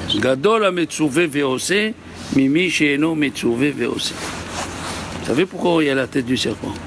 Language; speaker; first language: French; native; French